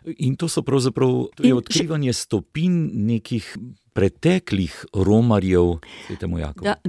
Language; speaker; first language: Slovenian; native; Slovenian